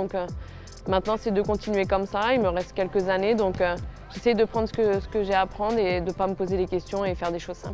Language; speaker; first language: French; native; French